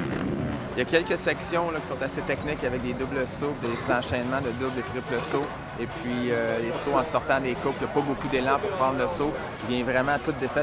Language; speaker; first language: French; native; French